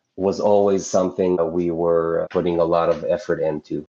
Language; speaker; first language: English; non-native, fluent; Hebrew